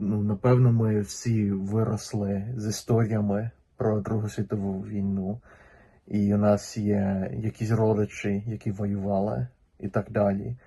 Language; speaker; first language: Ukrainian; non-native, fluent; Finnish